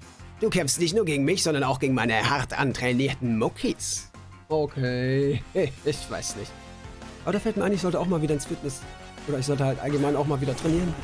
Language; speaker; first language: German; native; German